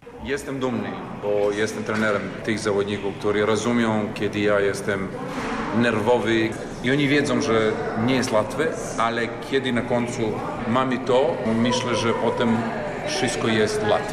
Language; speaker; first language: Polish; non-native, learner; Serbian